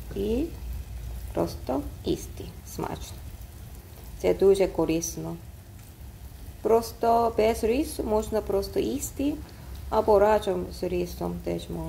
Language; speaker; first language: Ukrainian; non-native, learner; Korean